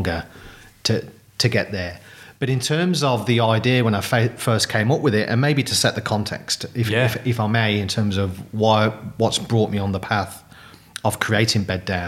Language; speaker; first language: English; native; English